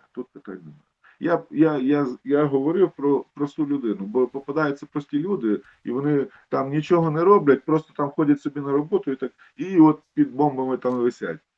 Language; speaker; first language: Ukrainian; non-native, local second language; Russian